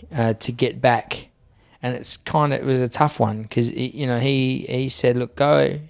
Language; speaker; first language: English; native; English